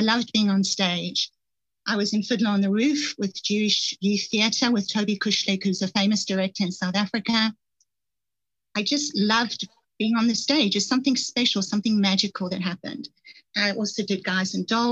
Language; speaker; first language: English; native; English